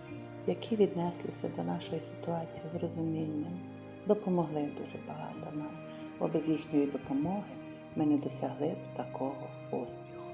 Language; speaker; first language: Ukrainian; native; Ukrainian